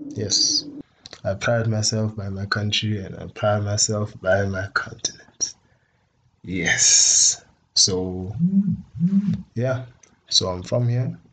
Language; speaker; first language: English; non-native, local second language; Tswana